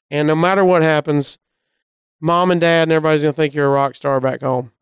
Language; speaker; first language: English; native; English